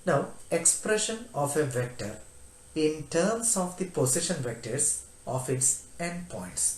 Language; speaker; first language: English; non-native, local second language; Malayalam